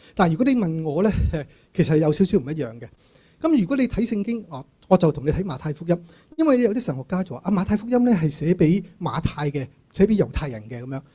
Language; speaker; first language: Cantonese; native; Cantonese